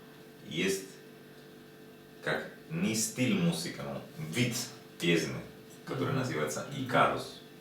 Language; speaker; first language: Russian; non-native, learner; Spanish